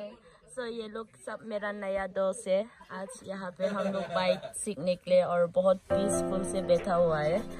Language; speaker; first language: Hindi; non-native, local second language; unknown